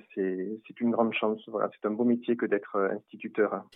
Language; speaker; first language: French; native; French